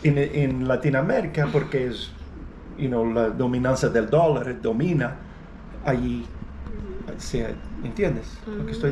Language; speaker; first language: Spanish; non-native, learner; English